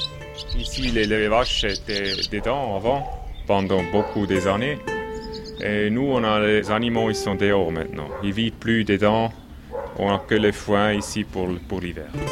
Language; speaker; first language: French; non-native, local second language; German